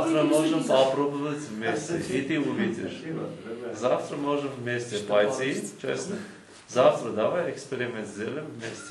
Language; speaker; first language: Russian; non-native, local second language; Armenian